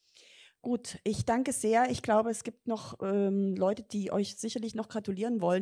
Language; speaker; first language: German; native; German